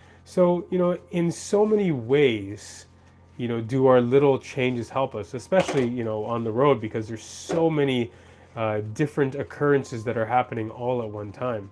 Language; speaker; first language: English; native; English